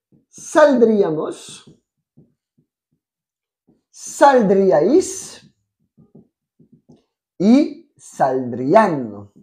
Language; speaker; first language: Spanish; non-native, fluent; French